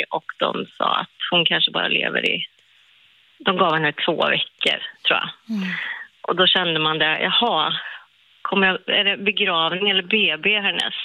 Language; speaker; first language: Swedish; native; Swedish